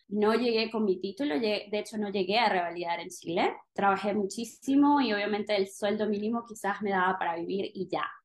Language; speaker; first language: Spanish; native; Spanish